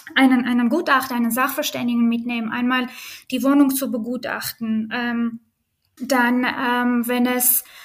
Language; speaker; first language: German; non-native, fluent; Armenian